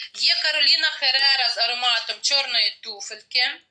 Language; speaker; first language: Ukrainian; native; Ukrainian